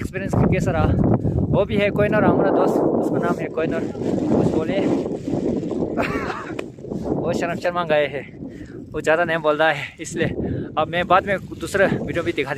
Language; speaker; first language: Hindi; non-native, fluent; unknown